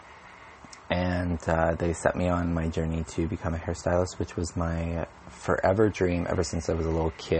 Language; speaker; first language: English; native; English